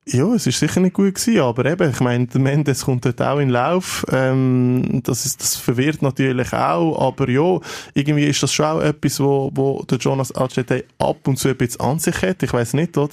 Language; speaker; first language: German; native; German